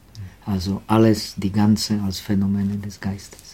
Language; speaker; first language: German; non-native, fluent; Czech